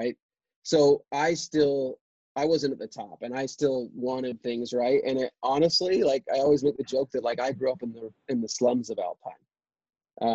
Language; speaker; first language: English; native; English